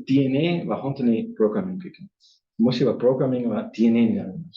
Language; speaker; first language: Japanese; non-native, learner; German